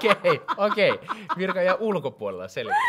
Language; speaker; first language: Finnish; native; Finnish